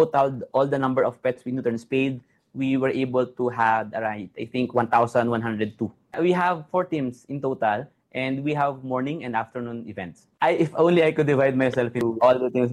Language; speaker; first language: English; non-native, local second language; Filipino